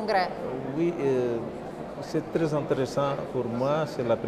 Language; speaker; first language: French; non-native, fluent; Portuguese